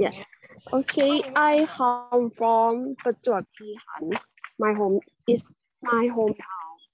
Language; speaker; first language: English; non-native, learner; Thai